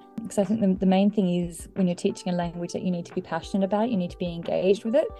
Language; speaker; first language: English; native; English